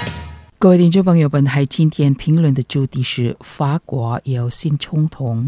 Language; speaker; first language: Chinese; non-native, fluent; Indonesian